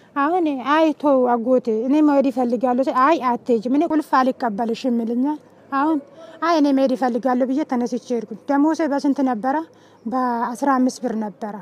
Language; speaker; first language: Amharic; non-native, local second language; Oromo